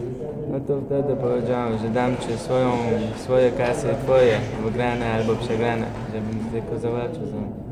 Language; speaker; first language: Polish; non-native, learner; Chechen